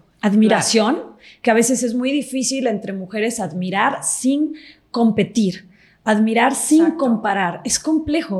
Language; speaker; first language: Spanish; native; Spanish